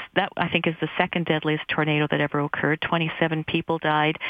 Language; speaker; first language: English; native; English